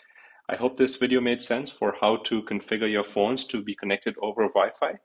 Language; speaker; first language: English; native; English